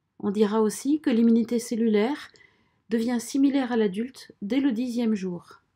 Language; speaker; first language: French; native; French